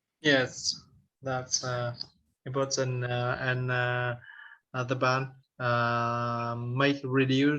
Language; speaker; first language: English; non-native, learner; Vietnamese